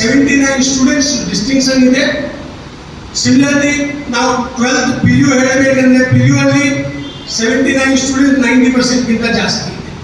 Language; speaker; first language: Kannada; non-native, learner; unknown